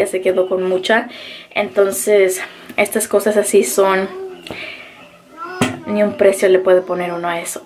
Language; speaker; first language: Spanish; early bilingual, heritage; Spanish